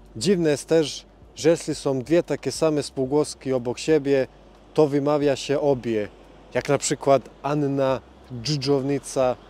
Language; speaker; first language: Polish; non-native, fluent; Serbian